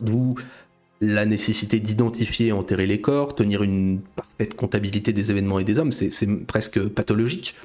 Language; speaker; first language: French; native; French